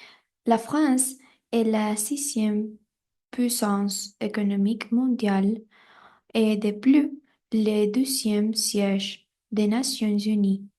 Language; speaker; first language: French; non-native, fluent; Spanish